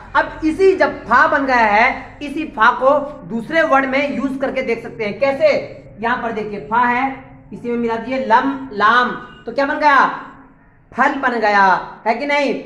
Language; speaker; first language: Hindi; native; Hindi